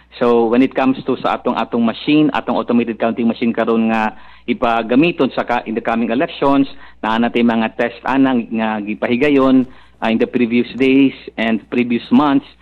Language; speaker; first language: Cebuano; non-native, local second language; Maranao